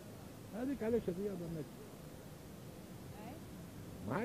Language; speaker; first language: Arabic; native; Arabic